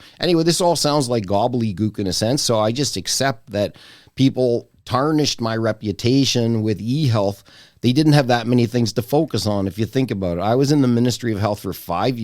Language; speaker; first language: English; native; English